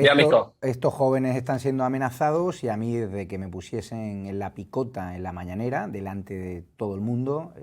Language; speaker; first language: Spanish; native; Spanish